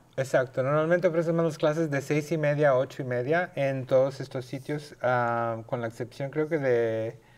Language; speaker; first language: Spanish; native; Spanish